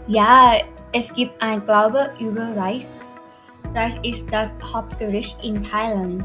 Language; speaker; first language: German; non-native, learner; Thai